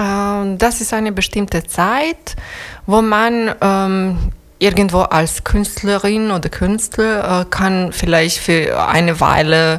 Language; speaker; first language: German; non-native, fluent; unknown